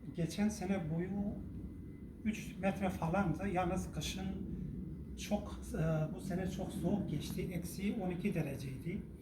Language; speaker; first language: Turkish; non-native, local second language; Kurdish